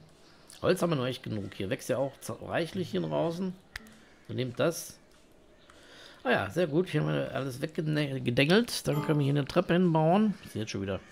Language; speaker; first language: German; native; German